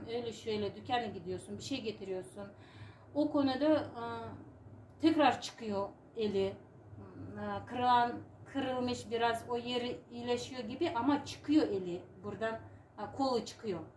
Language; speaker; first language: Turkish; non-native, learner; Uzbek